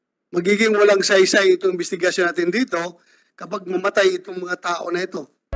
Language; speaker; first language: Filipino; native; Filipino